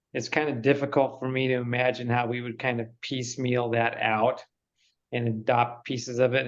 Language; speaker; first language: English; native; English